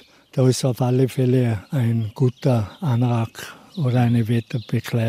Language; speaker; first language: German; native; German